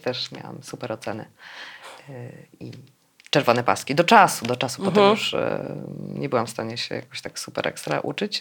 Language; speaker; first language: Polish; native; Polish